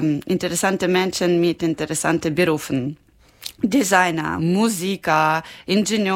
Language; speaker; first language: German; non-native, learner; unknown